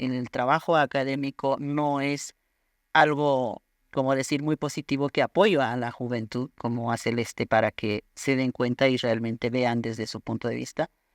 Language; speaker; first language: Spanish; non-native, local second language; Aymara